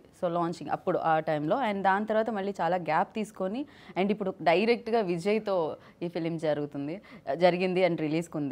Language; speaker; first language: Telugu; native; Telugu